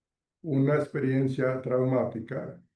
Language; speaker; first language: Spanish; native; Spanish